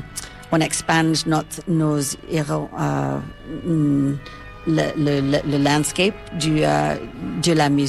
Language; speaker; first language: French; non-native, local second language; English